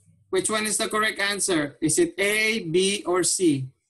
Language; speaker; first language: English; non-native, local second language; Filipino